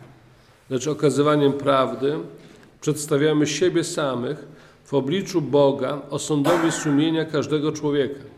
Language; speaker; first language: Polish; native; Polish